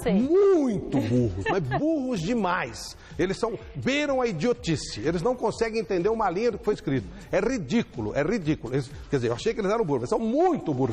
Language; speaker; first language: Portuguese; native; Portuguese